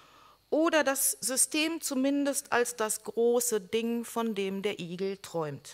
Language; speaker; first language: German; native; German